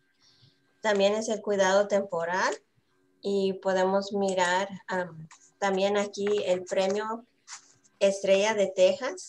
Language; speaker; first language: Spanish; early bilingual, heritage; Spanish